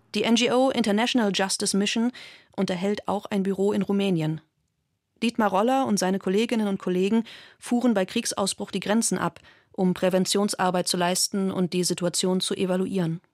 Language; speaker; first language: German; native; German